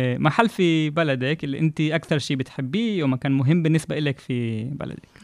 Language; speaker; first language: Arabic; non-native, fluent; Hebrew